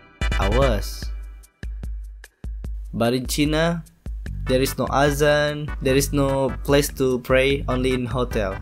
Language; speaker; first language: English; non-native, learner; Indonesian